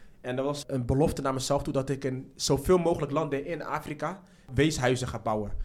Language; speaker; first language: Dutch; early bilingual, other home language; Akan